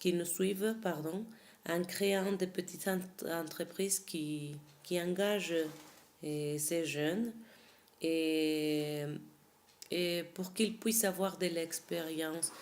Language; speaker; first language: French; non-native, fluent; Spanish